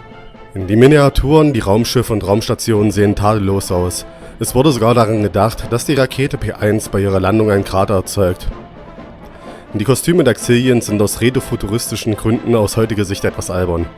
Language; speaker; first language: German; native; German